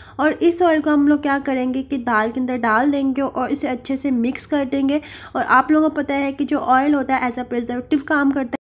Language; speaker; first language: Urdu; native; Urdu